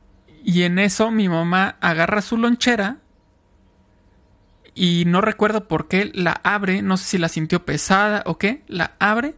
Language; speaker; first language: Spanish; native; Spanish